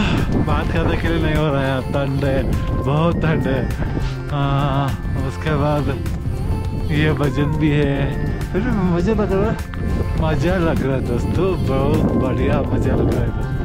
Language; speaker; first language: Hindi; non-native, local second language; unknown